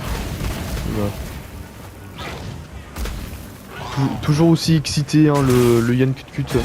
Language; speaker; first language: French; native; French